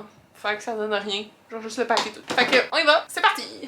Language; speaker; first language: French; native; French